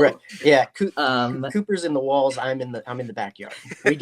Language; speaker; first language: English; native; English